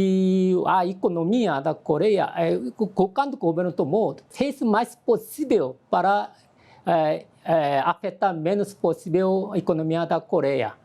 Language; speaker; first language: Portuguese; non-native, learner; Korean